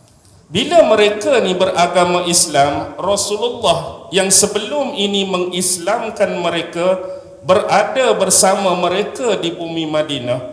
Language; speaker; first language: Malay; native; Malay